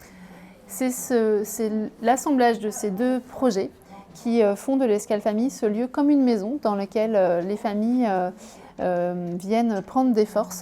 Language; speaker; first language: French; native; French